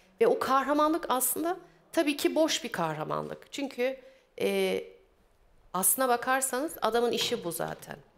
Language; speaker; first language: Turkish; early bilingual, heritage; Turkish